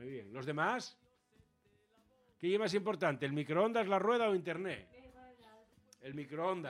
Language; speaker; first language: Spanish; native; Spanish